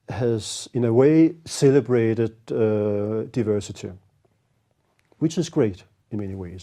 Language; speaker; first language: English; non-native, fluent; Danish